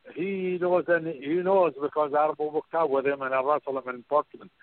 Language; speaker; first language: English; non-native, fluent; Arabic